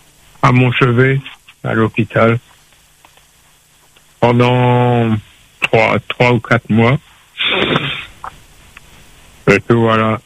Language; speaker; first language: French; non-native, local second language; Réunion Creole French